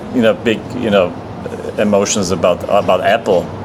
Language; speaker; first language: English; non-native, fluent; German